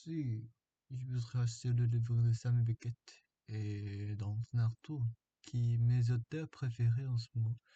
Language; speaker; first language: French; non-native, learner; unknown